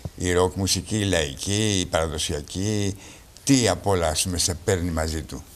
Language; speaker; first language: Greek; native; Greek